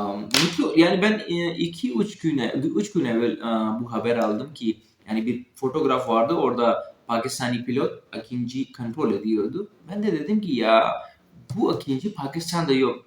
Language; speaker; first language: Turkish; non-native, fluent; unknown